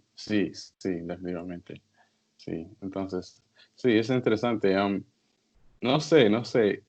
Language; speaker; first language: Spanish; non-native, learner; English